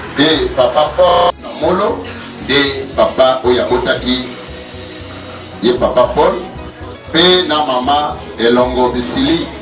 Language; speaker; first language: Lingala; native; Lingala